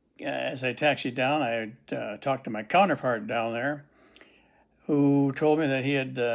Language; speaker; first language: English; native; English